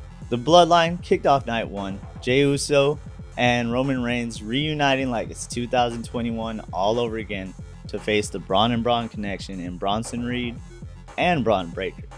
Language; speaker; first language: English; native; English